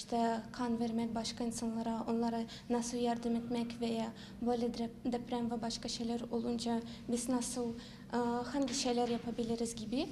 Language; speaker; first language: Turkish; non-native, fluent; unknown